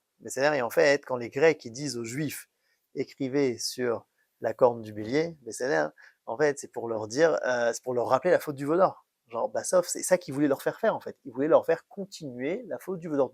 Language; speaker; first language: French; native; French